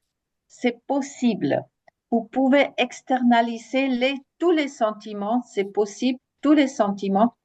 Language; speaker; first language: French; non-native, fluent; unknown